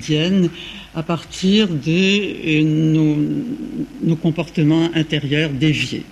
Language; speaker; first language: French; native; French